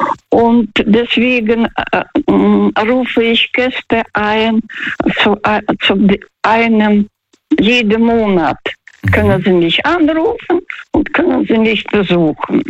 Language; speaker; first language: German; non-native, fluent; Russian